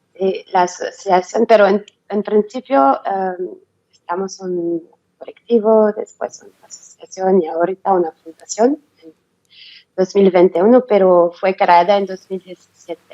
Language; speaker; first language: Spanish; non-native, learner; French